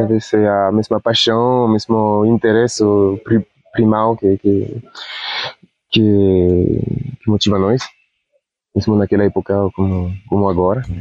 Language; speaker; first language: Portuguese; non-native, fluent; Spanish